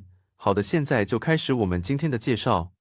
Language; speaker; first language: Chinese; native; Chinese